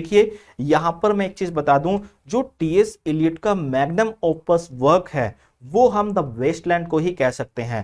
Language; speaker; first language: Hindi; native; Hindi